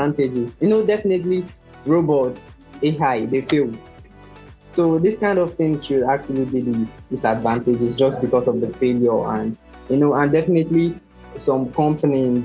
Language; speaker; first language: English; non-native, local second language; Yoruba